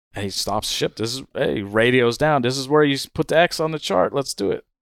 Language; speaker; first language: English; native; English